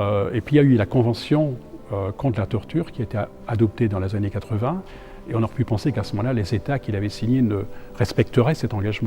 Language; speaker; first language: French; native; French